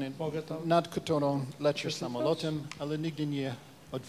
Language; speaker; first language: Polish; non-native, fluent; Japanese